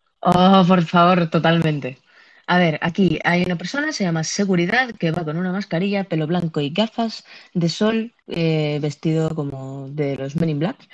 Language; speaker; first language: Spanish; native; Spanish